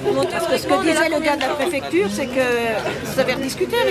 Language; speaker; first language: French; native; French